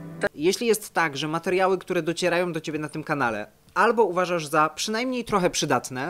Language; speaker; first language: Polish; native; Polish